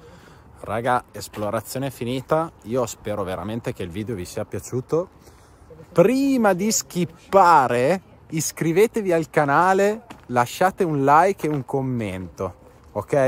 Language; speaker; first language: Italian; native; Italian